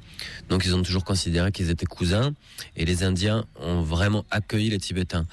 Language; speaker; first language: French; native; French